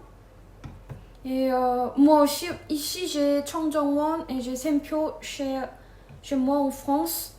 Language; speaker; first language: French; non-native, fluent; Korean